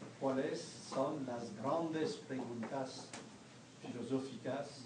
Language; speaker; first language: Spanish; non-native, fluent; French